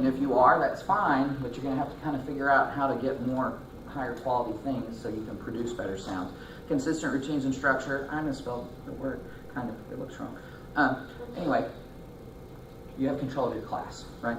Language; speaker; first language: English; native; English